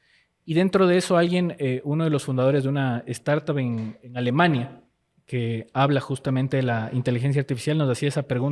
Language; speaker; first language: Spanish; native; Spanish